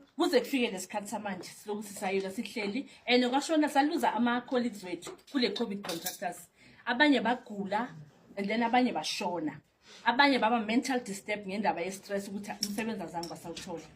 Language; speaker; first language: Zulu; native; Zulu